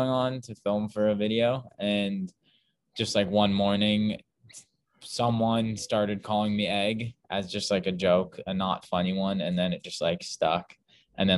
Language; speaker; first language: English; native; English